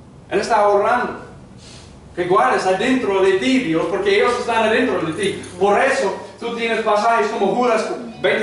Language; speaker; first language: Spanish; non-native, fluent; English